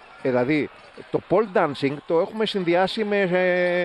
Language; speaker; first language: Greek; native; Greek